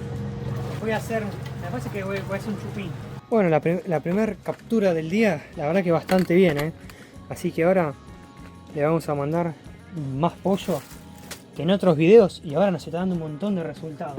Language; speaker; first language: Spanish; native; Spanish